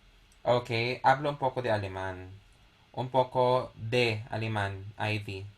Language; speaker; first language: Spanish; non-native, fluent; Filipino